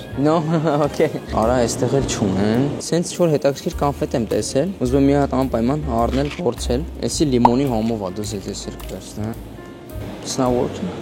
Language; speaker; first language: Armenian; early bilingual, heritage; Armenian